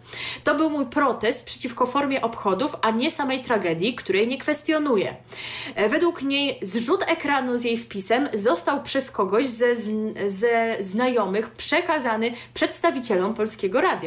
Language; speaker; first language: Polish; native; Polish